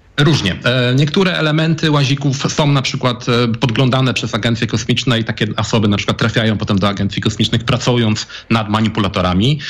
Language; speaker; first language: Polish; native; Polish